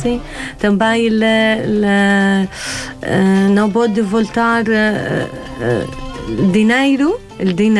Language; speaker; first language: Portuguese; non-native, learner; Arabic